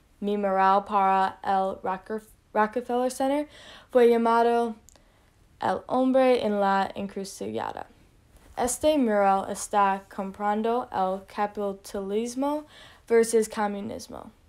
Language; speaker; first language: Spanish; non-native, learner; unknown